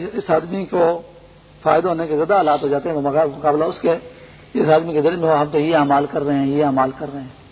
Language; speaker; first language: Urdu; non-native, local second language; Pashto